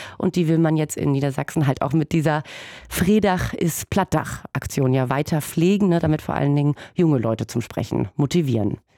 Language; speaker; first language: German; native; German